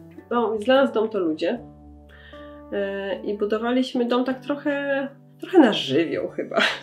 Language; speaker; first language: Polish; native; Polish